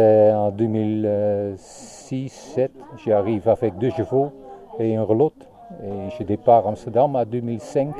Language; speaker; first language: French; non-native, learner; Dutch